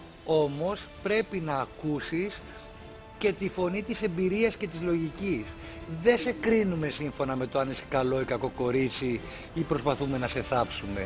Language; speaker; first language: Greek; native; Greek